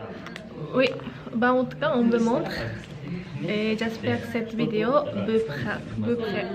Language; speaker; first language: French; non-native, learner; Japanese